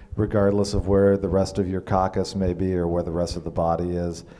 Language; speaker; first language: English; native; English